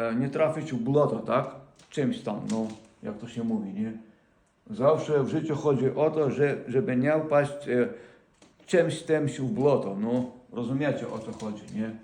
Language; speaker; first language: Polish; non-native, fluent; Ukrainian